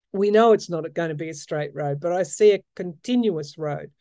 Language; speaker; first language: English; native; English